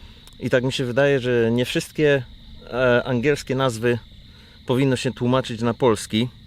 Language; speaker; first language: Polish; native; Polish